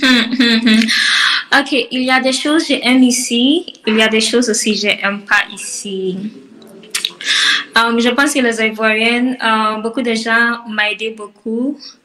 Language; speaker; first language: French; non-native, learner; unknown